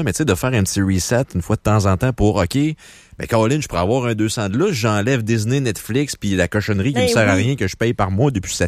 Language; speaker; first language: French; native; French